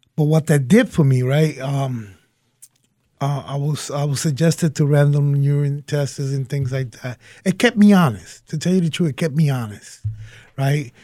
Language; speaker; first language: English; early bilingual, other home language; Spanish